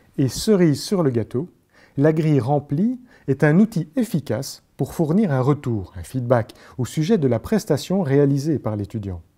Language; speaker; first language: French; native; French